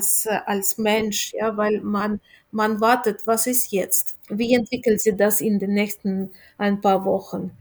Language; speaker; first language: German; non-native, fluent; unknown